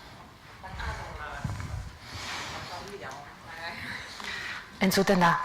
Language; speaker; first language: Basque; native; Basque